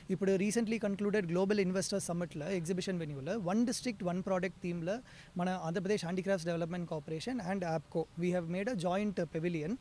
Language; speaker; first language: English; non-native, local second language; Telugu